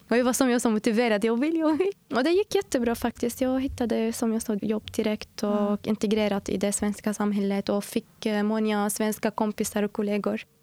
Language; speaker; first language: Swedish; non-native, fluent; Arabic